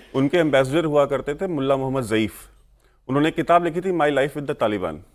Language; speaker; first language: Hindi; native; Hindi